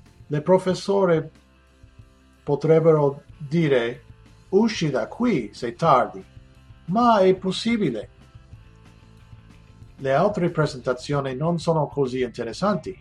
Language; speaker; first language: Italian; non-native, learner; English